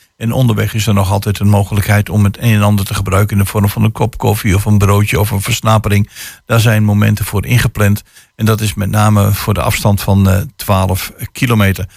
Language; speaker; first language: Dutch; native; Dutch